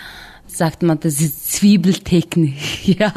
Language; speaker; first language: German; non-native, learner; Mongolian